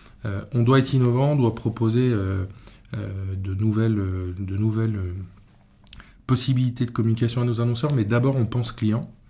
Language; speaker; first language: French; native; French